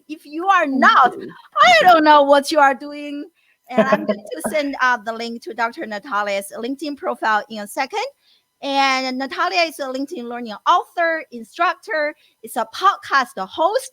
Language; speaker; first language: English; non-native, fluent; Chinese